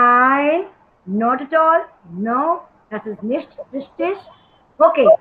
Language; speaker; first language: German; non-native, learner; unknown